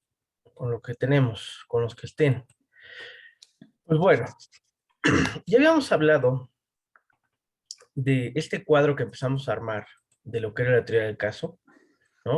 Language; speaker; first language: Spanish; native; Spanish